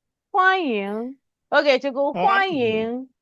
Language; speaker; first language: Chinese; non-native, learner; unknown